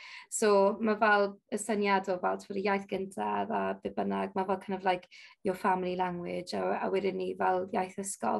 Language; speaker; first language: Welsh; non-native, local second language; English